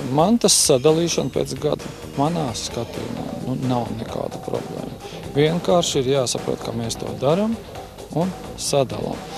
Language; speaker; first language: Latvian; native; Latvian